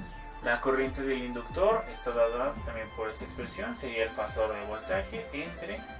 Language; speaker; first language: Spanish; native; Spanish